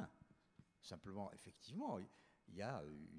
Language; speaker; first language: French; native; French